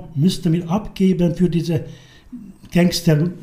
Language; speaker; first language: German; non-native, learner; Hungarian